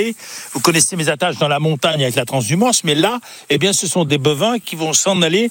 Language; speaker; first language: French; native; French